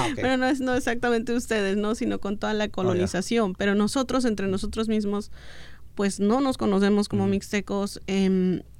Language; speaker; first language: Spanish; non-native, local second language; Mixtepec Mixtec